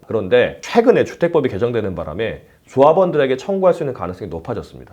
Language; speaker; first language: Korean; native; Korean